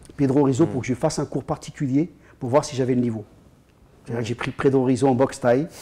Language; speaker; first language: French; native; French